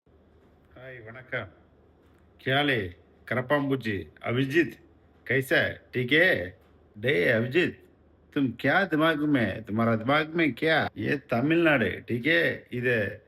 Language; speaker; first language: Hindi; non-native, local second language; Tamil